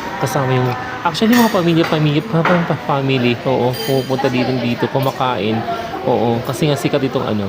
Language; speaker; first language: Filipino; non-native, local second language; Waray